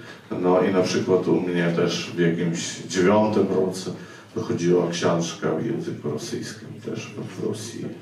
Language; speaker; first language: Polish; non-native, fluent; Ukrainian